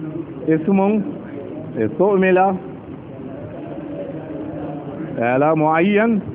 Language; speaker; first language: Arabic; non-native, fluent; Hausa